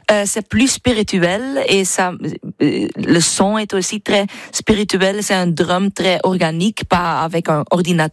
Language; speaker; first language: French; non-native, learner; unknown